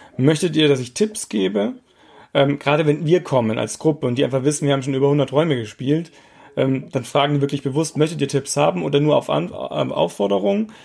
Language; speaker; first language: German; native; German